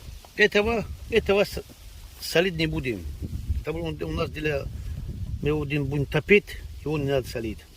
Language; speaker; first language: Russian; non-native, learner; Tajik